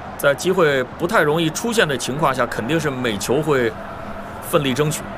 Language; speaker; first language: Chinese; native; Chinese